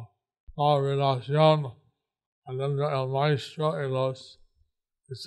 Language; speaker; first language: Spanish; non-native, learner; English